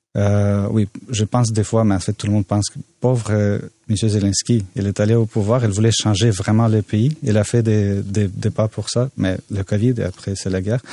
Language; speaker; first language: French; non-native, fluent; Russian